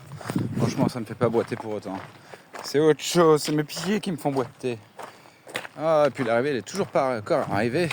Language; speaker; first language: French; native; French